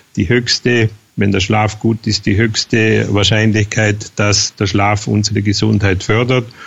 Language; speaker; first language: German; native; German